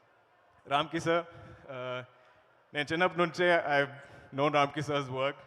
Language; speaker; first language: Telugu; non-native, learner; Malayalam